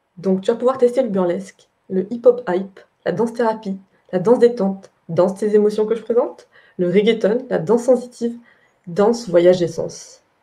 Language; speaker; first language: French; native; French